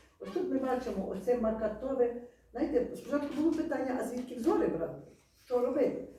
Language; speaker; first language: Ukrainian; native; Ukrainian